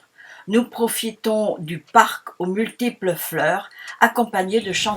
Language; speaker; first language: French; native; French